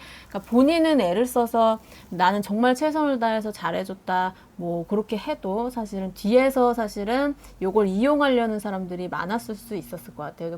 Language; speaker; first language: Korean; native; Korean